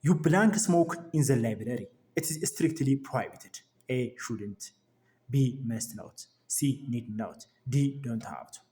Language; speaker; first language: English; non-native, local second language; Amharic